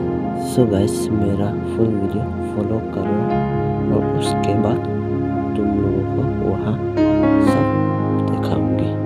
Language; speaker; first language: Hindi; non-native, local second language; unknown